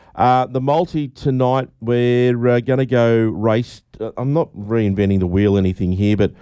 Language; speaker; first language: English; native; English